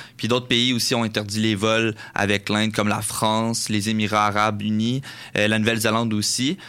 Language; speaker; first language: French; native; French